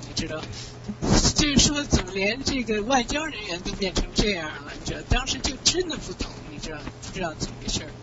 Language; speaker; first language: Chinese; non-native, fluent; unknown